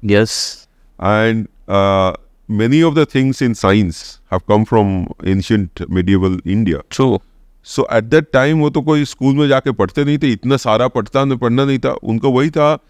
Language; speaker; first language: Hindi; non-native, local second language; Odia